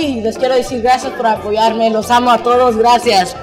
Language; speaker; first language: Spanish; early bilingual, heritage; Spanish